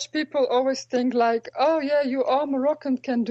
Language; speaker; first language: English; non-native, fluent; Dutch